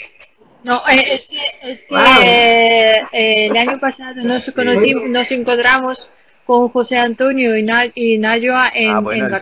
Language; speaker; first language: Spanish; non-native, fluent; Ukrainian